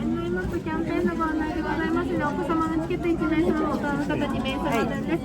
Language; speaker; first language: Japanese; native; Japanese